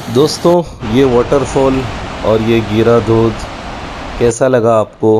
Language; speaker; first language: Hindi; non-native, local second language; Gujarati